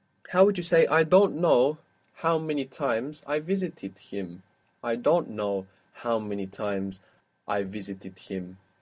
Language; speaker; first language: English; native; English